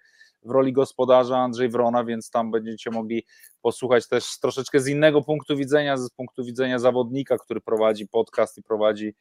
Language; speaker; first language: Polish; native; Polish